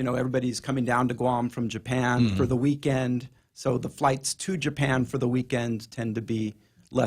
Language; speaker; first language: English; native; English